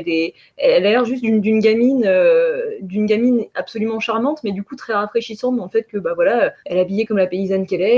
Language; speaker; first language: French; native; French